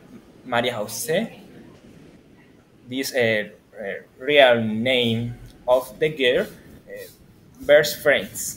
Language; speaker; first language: English; non-native, learner; Spanish